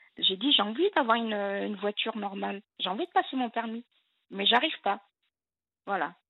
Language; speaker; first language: French; non-native, local second language; Arabic